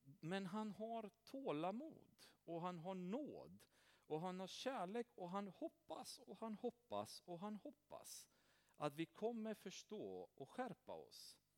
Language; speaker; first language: Swedish; non-native, fluent; Romanian